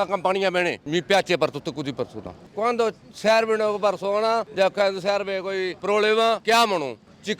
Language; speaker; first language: Italian; non-native, learner; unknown